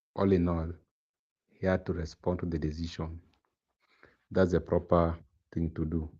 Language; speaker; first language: English; non-native, local second language; Swahili